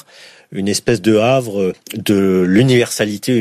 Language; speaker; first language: French; native; French